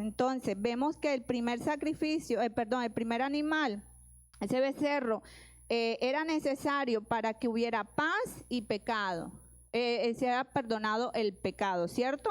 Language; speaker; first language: Spanish; native; Spanish